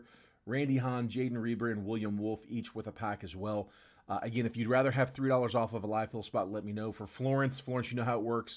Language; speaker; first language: English; native; English